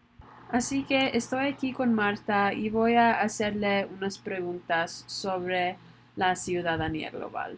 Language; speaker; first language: Spanish; non-native, learner; English